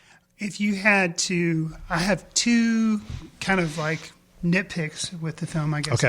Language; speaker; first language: English; native; English